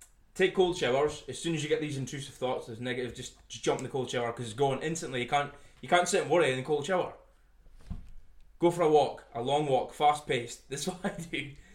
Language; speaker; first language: English; native; English